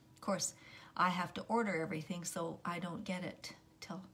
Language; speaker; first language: English; native; English